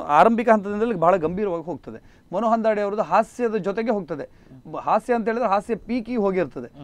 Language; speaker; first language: Kannada; native; Kannada